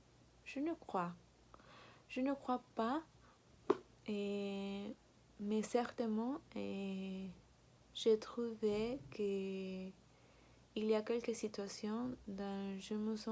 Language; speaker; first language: French; non-native, learner; Spanish